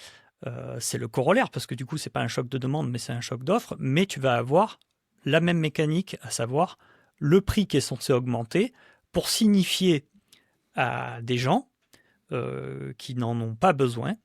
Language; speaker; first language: French; native; French